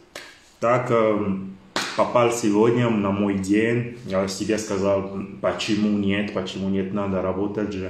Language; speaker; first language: Russian; non-native, learner; French